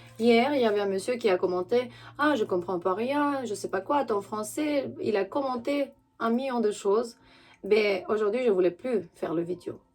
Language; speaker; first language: French; non-native, fluent; Romanian